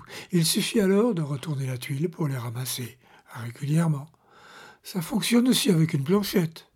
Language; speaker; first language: French; native; French